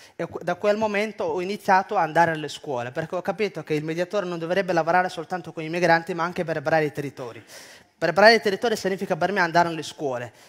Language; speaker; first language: Italian; non-native, fluent; Somali